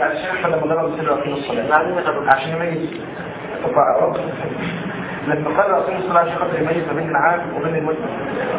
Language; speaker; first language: Arabic; native; Arabic